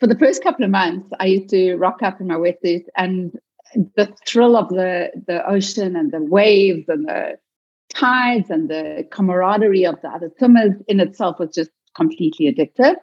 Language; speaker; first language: English; native; English